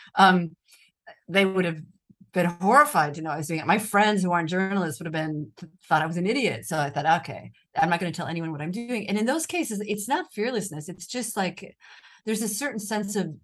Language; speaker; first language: English; native; English